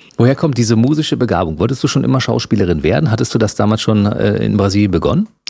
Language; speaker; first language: German; native; German